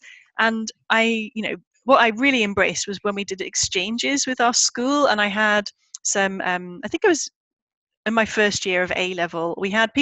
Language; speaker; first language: English; native; English